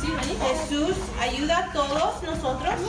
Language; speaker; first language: Spanish; early bilingual, heritage; Spanish